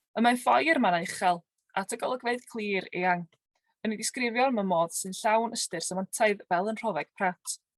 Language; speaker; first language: Welsh; native; Welsh